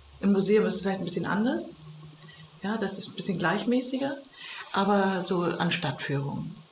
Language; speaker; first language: German; native; German